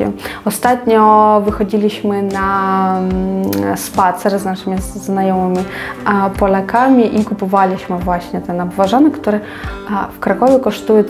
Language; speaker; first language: Polish; non-native, fluent; Ukrainian